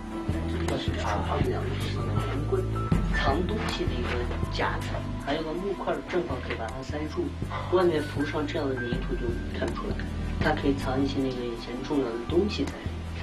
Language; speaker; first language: Chinese; native; Chinese